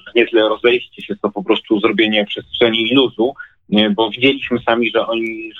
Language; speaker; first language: Polish; native; Polish